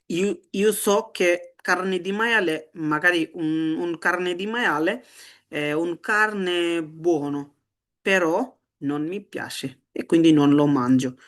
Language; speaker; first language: Italian; non-native, learner; Bangla